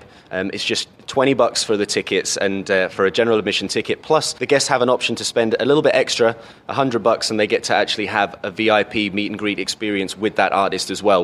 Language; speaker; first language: English; native; English